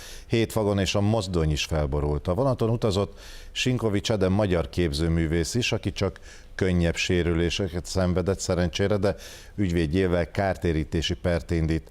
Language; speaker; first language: Hungarian; native; Hungarian